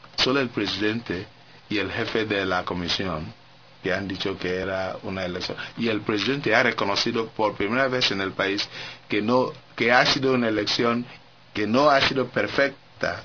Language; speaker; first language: Spanish; non-native, fluent; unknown